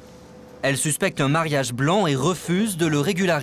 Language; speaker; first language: French; native; French